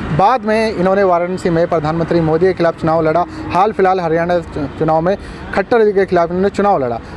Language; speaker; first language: Hindi; native; Hindi